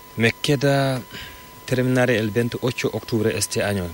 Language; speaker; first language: Spanish; non-native, learner; Fula